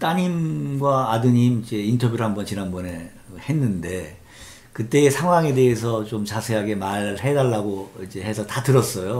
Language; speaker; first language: Korean; native; Korean